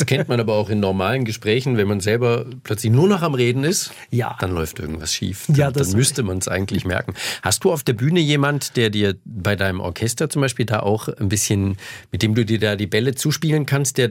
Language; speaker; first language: German; native; German